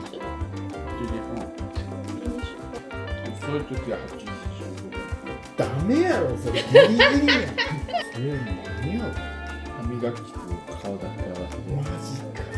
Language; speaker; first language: Japanese; native; Japanese